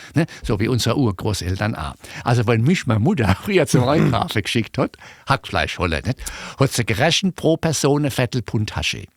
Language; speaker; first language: German; native; German